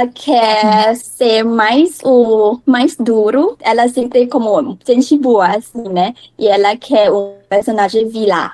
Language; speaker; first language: Portuguese; non-native, learner; Thai